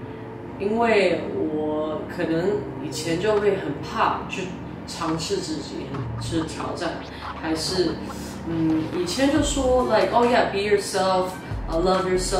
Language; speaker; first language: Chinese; non-native, fluent; English